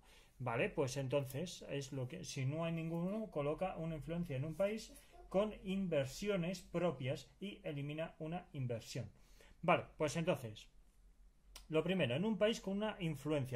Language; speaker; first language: Spanish; native; Spanish